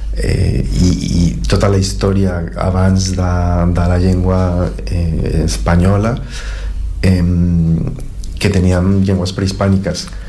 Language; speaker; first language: Catalan; non-native, fluent; Spanish